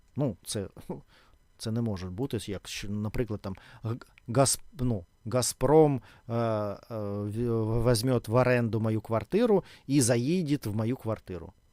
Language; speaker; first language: Ukrainian; non-native, local second language; Russian